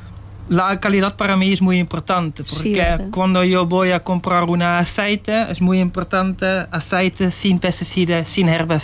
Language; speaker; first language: Spanish; non-native, learner; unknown